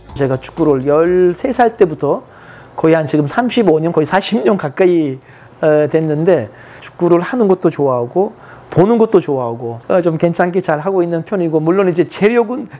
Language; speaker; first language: Korean; non-native, fluent; Turkish